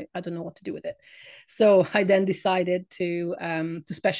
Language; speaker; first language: English; non-native, fluent; Italian